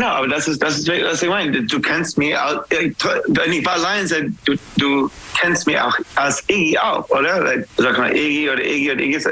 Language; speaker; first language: German; non-native, learner; English